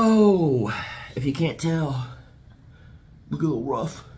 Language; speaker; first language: English; native; English